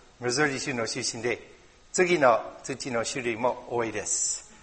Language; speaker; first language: Japanese; non-native, learner; English